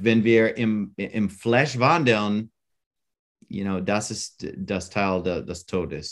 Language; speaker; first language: German; non-native, fluent; English